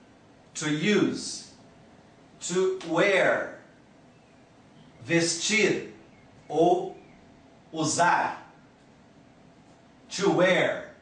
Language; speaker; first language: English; non-native, fluent; Portuguese